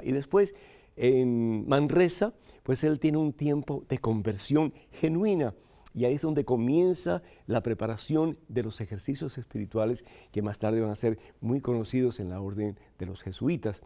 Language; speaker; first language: Spanish; native; Spanish